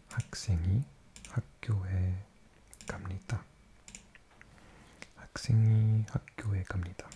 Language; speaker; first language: Korean; non-native, learner; English